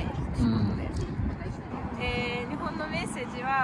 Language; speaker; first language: Japanese; non-native, fluent; Russian